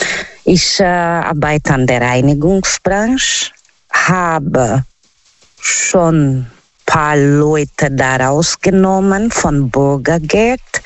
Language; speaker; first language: German; non-native, learner; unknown